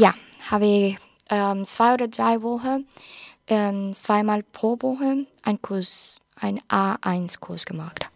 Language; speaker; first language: German; non-native, learner; Spanish